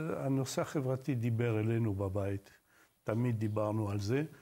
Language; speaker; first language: Hebrew; non-native, fluent; Arabic